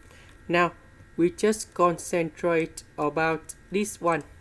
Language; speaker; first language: English; non-native, fluent; Vietnamese